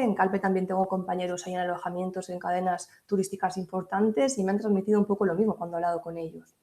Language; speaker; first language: Spanish; native; Spanish